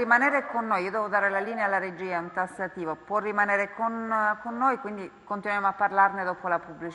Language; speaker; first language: Italian; native; Italian